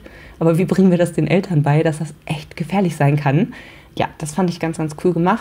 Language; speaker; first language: German; native; German